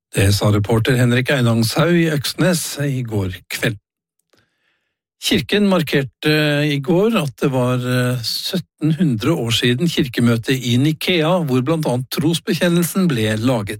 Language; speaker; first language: Norwegian; native; Norwegian